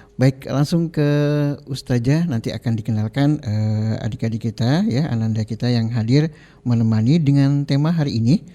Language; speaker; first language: Indonesian; native; Indonesian